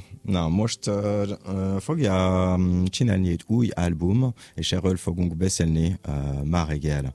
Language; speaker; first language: Hungarian; non-native, learner; French